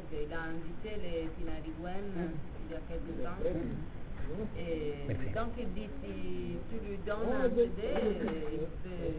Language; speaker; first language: French; non-native, fluent; Italian